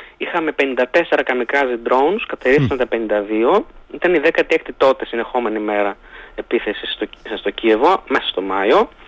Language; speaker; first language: Greek; native; Greek